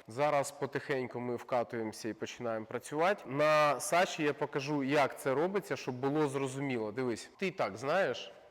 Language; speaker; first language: Ukrainian; non-native, local second language; Russian